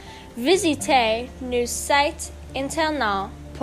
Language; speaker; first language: French; non-native, learner; English